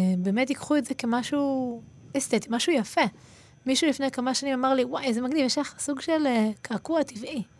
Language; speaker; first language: Hebrew; native; Hebrew